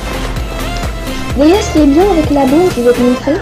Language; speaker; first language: French; native; French